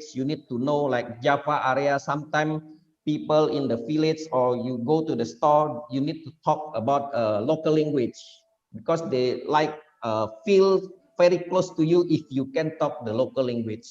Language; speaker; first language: English; non-native, fluent; Indonesian